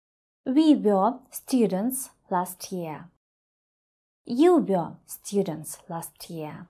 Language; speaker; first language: English; non-native, fluent; Russian